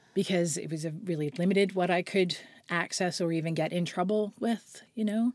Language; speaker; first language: English; native; English